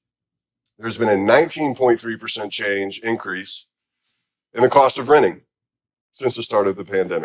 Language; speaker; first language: English; native; English